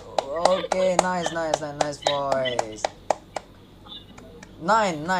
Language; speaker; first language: English; non-native, learner; Hakka Chinese